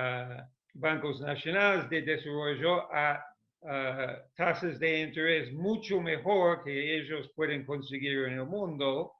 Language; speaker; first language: Spanish; non-native, fluent; English